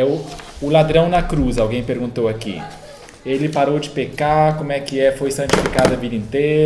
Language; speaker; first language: Portuguese; native; Portuguese